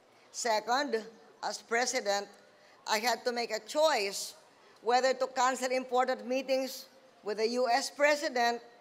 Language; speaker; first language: English; non-native, local second language; Filipino